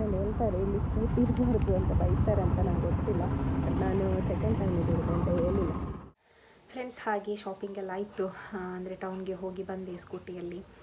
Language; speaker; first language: Kannada; non-native, local second language; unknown